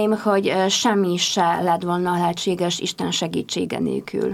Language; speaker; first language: Hungarian; non-native, fluent; Polish